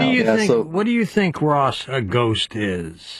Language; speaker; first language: English; native; English